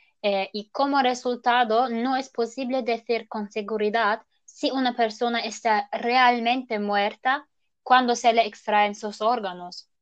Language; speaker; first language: Spanish; non-native, learner; German